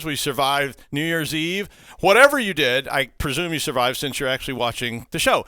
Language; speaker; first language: English; native; English